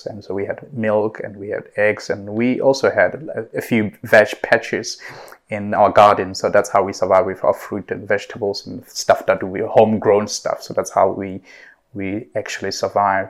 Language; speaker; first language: English; non-native, local second language; Southern Sotho